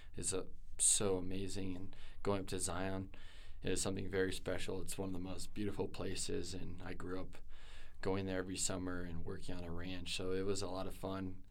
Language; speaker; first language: English; native; English